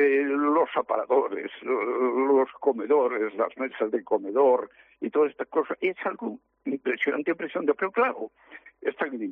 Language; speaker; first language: Spanish; native; Spanish